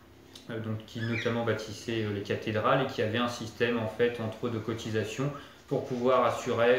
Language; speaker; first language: French; native; French